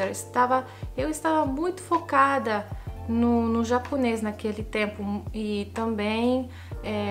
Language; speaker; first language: Portuguese; non-native, fluent; Italian